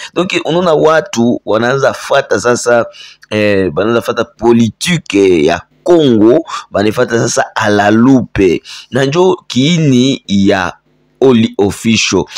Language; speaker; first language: Swahili; native; Swahili